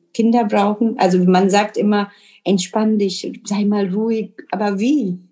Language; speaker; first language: German; non-native, fluent; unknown